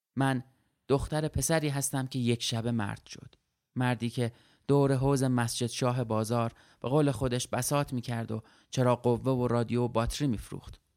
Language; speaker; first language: Persian; early bilingual, other home language; Arabic